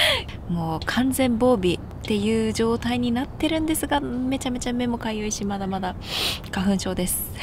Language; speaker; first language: Japanese; native; Japanese